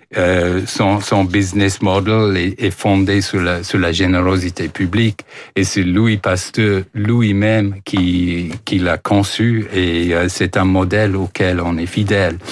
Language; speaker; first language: French; non-native, fluent; English